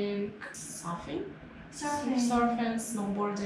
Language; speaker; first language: English; non-native, fluent; Russian